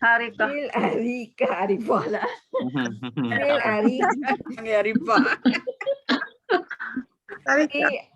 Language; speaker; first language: Indonesian; non-native, local second language; Malay